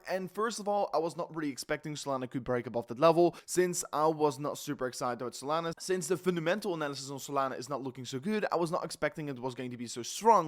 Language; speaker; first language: English; non-native, fluent; Dutch